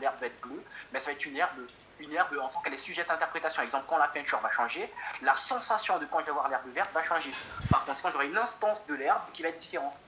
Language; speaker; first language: French; native; French